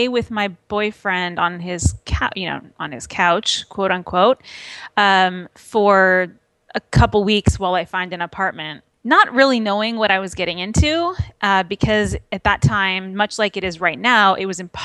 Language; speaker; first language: English; native; English